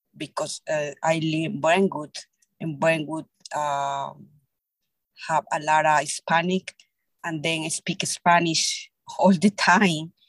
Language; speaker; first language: English; non-native, learner; Spanish